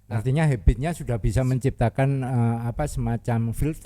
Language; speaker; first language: Indonesian; non-native, local second language; Javanese